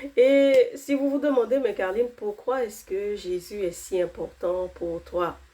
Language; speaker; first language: French; non-native, local second language; Haitian Creole